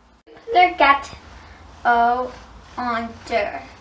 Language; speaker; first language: French; non-native, learner; English